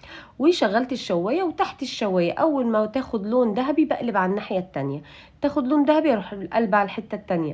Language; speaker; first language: Arabic; native; Arabic